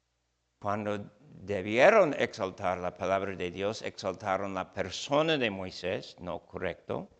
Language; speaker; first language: Spanish; non-native, fluent; English